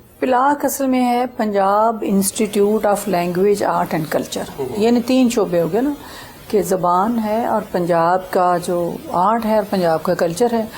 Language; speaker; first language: Urdu; non-native, local second language; Punjabi